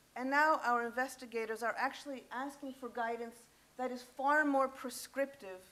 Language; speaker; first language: English; native; English